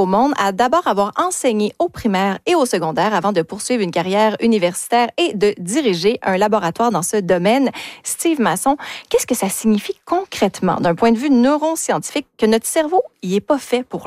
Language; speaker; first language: French; native; French